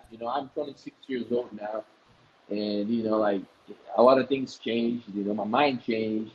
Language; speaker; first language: English; non-native, fluent; Portuguese